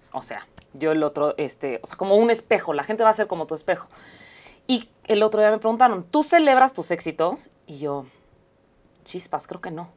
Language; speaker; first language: Spanish; native; Spanish